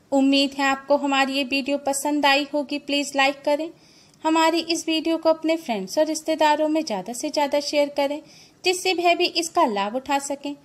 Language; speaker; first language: Hindi; native; Hindi